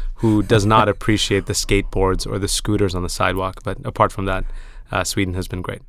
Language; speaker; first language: English; early bilingual, other home language; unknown